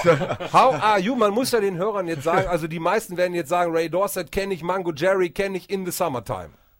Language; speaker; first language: German; native; German